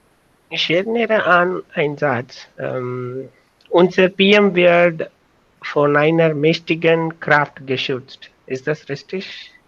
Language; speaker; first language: German; non-native, fluent; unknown